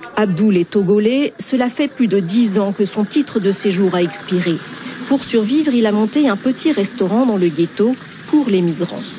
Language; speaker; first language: French; native; French